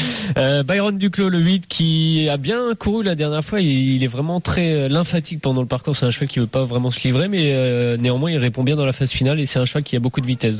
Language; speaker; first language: French; native; French